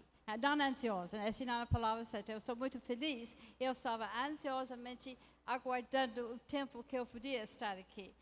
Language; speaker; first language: Portuguese; non-native, fluent; English